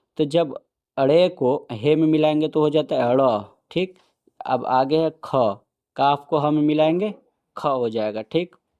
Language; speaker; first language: Hindi; native; Hindi